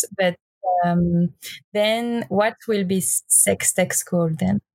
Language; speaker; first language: English; non-native, learner; French